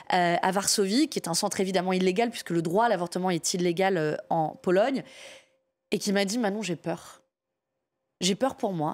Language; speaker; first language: French; native; French